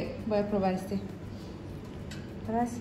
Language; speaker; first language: Spanish; non-native, fluent; French